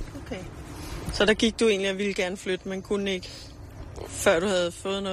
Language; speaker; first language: Danish; native; Danish